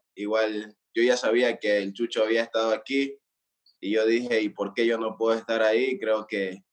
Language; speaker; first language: Spanish; native; Spanish